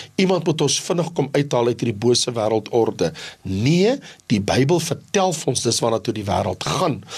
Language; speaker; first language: Afrikaans; native; Afrikaans